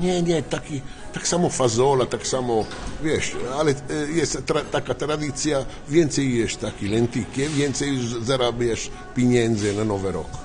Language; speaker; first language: Polish; non-native, learner; Italian